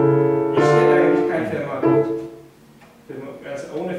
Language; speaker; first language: German; non-native, fluent; Japanese